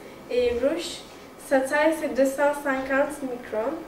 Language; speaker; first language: French; non-native, learner; Turkish